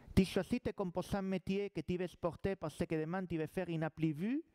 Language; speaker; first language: French; non-native, fluent; Spanish